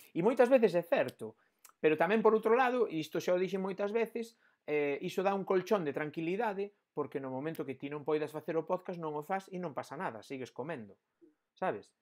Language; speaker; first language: Galician; non-native, local second language; Spanish